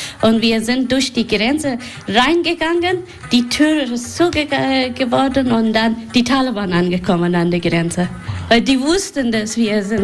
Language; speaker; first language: German; non-native, learner; Persian